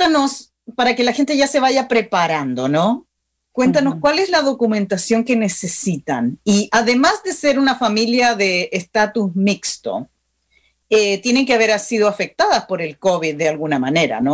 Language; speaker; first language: Spanish; native; Spanish